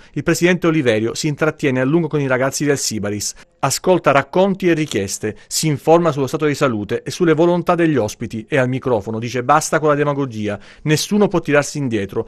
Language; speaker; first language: Italian; native; Italian